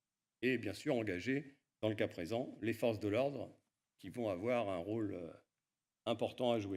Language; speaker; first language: French; native; French